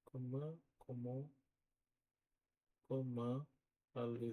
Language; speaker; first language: French; non-native, learner; Portuguese